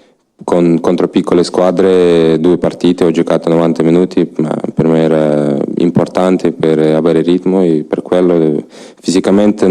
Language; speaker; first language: Italian; non-native, learner; Ukrainian